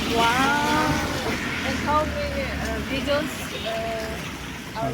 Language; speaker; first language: English; non-native, learner; Russian